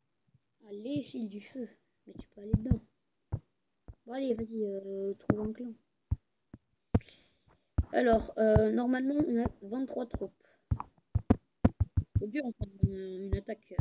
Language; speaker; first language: French; native; French